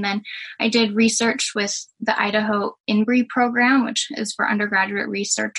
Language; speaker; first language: English; native; English